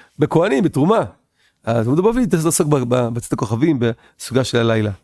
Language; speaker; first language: Hebrew; native; Hebrew